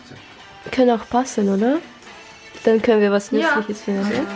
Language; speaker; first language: German; non-native, fluent; Russian